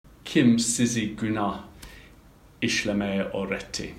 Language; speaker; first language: Turkish; non-native, fluent; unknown